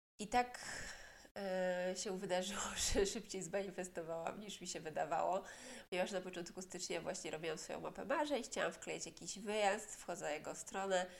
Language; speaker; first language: Polish; native; Polish